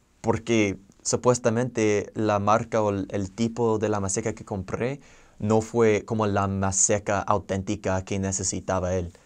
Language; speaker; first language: Spanish; non-native, fluent; English